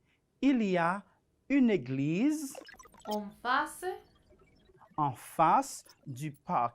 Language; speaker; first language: French; non-native, fluent; Spanish